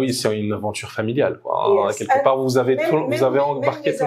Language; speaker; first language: French; native; French